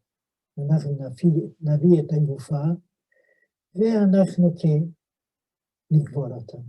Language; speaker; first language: Hebrew; non-native, fluent; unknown